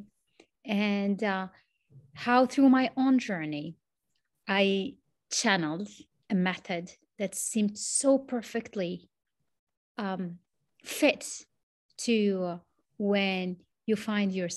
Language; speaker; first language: English; non-native, fluent; Arabic